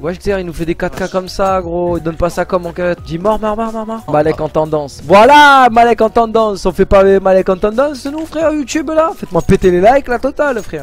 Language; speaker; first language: French; native; French